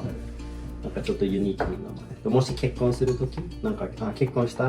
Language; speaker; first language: Japanese; non-native, fluent; Swedish